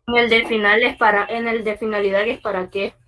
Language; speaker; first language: Spanish; native; Spanish